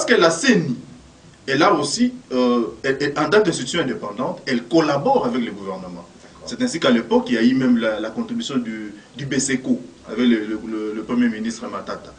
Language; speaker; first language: French; non-native, local second language; Lingala